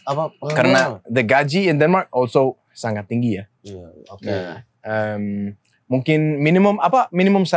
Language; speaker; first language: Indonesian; non-native, learner; Danish